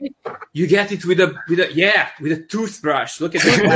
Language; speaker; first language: English; non-native, fluent; Serbian